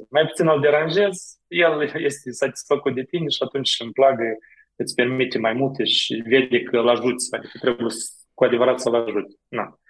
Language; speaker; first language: Romanian; native; Romanian